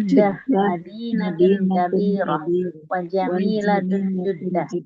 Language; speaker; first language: Arabic; non-native, learner; Indonesian